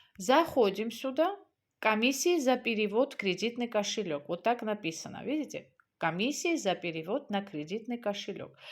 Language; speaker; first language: Russian; non-native, local second language; Georgian